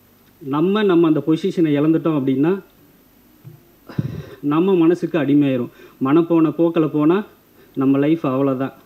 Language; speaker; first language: Tamil; native; Tamil